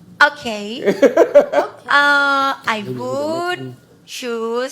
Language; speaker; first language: English; non-native, learner; Thai